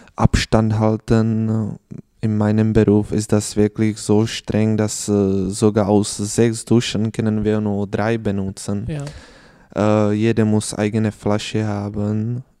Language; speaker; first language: German; non-native, learner; Czech